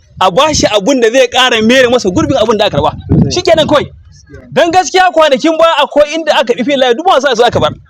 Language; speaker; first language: Hausa; native; Hausa